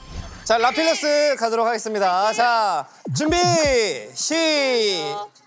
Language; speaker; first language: Korean; native; Korean